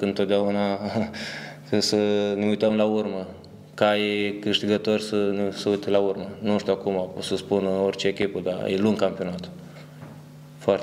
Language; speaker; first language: Romanian; early bilingual, heritage; Romanian